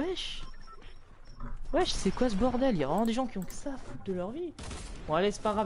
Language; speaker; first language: French; native; French